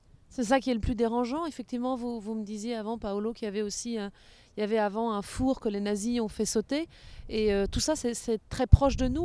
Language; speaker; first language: French; native; French